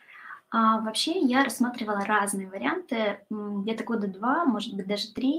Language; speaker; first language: Russian; native; Russian